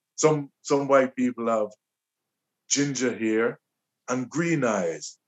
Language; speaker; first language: English; native; English